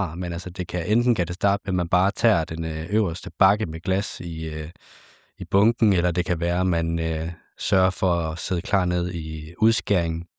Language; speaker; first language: Danish; native; Danish